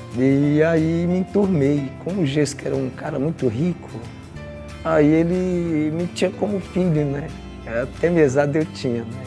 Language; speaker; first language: Portuguese; non-native, local second language; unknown